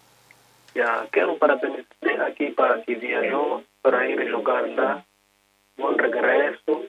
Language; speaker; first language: Portuguese; non-native, local second language; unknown